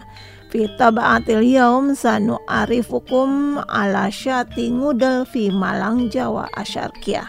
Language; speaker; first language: Arabic; non-native, local second language; Indonesian